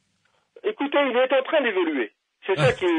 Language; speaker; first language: French; native; French